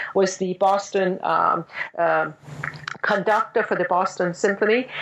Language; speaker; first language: English; non-native, fluent; Danish